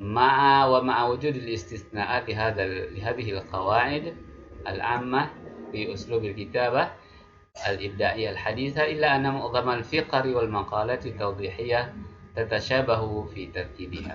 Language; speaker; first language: Arabic; non-native, fluent; Indonesian